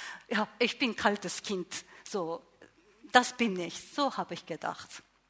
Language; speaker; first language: German; non-native, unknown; Japanese